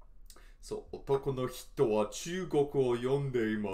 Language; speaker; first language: Japanese; non-native, learner; English